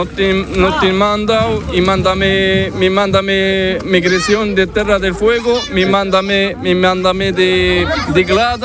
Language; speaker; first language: Spanish; non-native, learner; Arabic